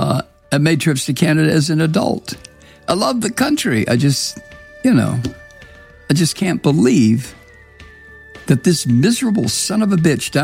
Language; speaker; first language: English; native; English